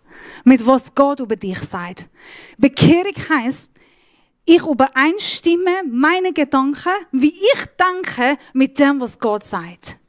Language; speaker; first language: German; non-native, fluent; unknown